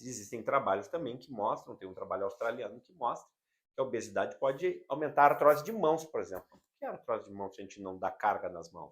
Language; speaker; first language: Portuguese; native; Portuguese